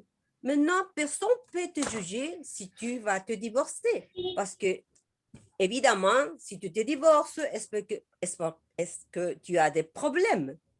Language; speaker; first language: French; non-native, learner; Spanish